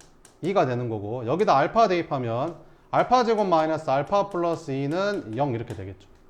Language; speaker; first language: Korean; native; Korean